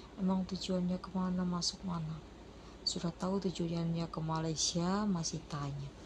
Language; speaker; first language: Indonesian; non-native, local second language; Javanese